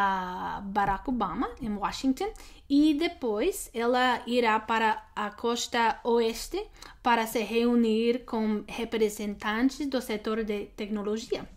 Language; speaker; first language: Portuguese; non-native, learner; English